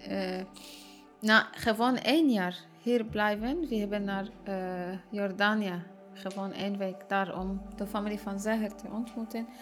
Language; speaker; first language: Dutch; non-native, learner; Arabic